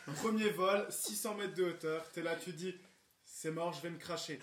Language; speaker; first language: French; native; French